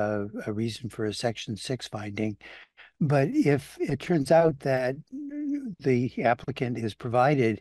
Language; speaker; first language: English; native; English